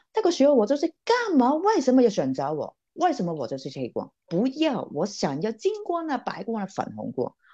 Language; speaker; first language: Chinese; non-native, local second language; Cantonese